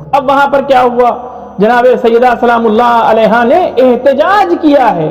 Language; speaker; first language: Urdu; native; Urdu